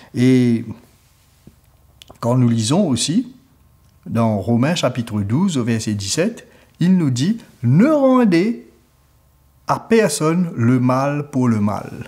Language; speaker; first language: French; native; French